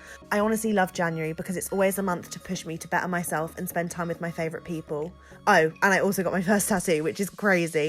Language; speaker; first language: English; native; English